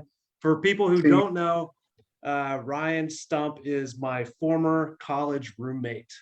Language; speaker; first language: English; native; English